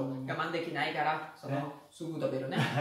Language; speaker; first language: Japanese; non-native, fluent; Italian